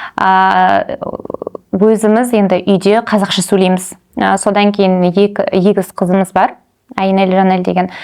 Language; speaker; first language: Kazakh; non-native, local second language; Russian